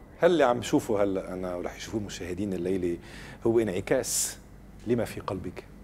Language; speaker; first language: Arabic; native; Arabic